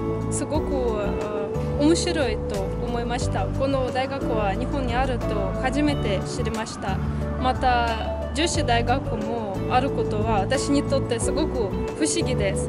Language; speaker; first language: Japanese; non-native, fluent; Russian